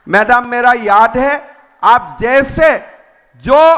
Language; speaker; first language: Hindi; non-native, local second language; Assamese